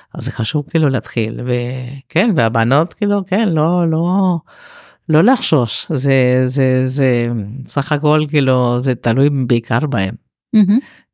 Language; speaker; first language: Hebrew; non-native, fluent; Spanish